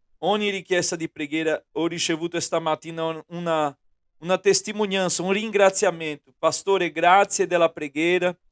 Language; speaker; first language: Italian; non-native, fluent; Portuguese